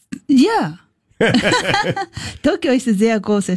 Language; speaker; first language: German; non-native, learner; Japanese